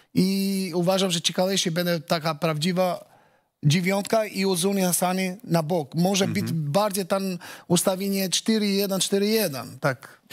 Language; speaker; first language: Polish; non-native, learner; Albanian